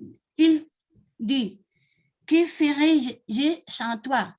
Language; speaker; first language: French; non-native, learner; Spanish